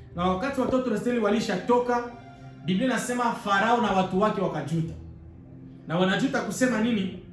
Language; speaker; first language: Swahili; native; Swahili